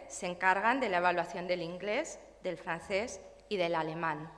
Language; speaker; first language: Spanish; native; Spanish